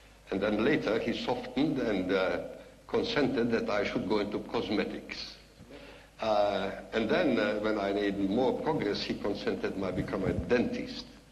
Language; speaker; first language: English; non-native, fluent; Hungarian